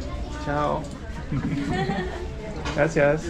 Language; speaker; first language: Spanish; native; Spanish